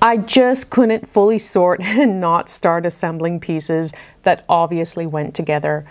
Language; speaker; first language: English; native; English